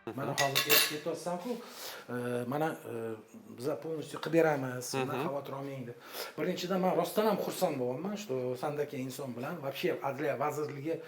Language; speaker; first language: Uzbek; non-native, local second language; Kara-Kalpak